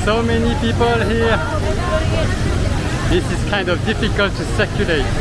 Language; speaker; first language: English; non-native, fluent; French